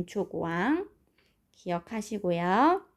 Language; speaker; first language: Korean; native; Korean